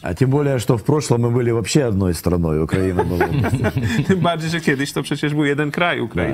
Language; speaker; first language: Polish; non-native, learner; Russian